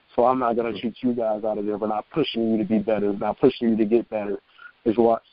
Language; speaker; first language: English; native; English